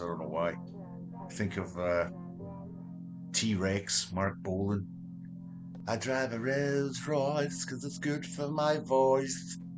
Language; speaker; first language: English; native; English